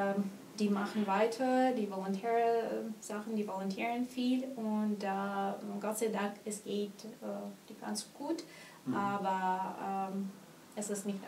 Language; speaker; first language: German; non-native, learner; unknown